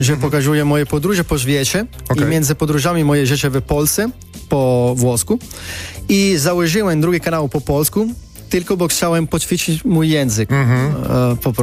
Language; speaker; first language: Polish; non-native, learner; Italian